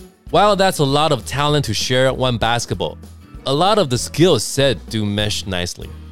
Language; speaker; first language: English; non-native, fluent; Chinese